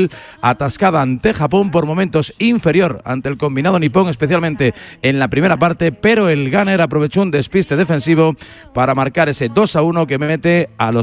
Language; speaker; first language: Spanish; native; Spanish